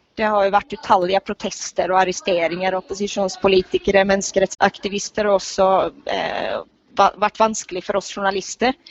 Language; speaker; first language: Norwegian; native; Norwegian